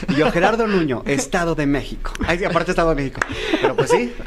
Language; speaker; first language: Spanish; native; Spanish